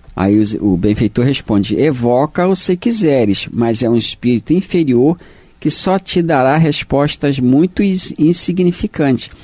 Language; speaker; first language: Portuguese; native; Portuguese